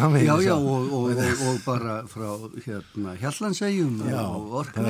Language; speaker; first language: Icelandic; native; Icelandic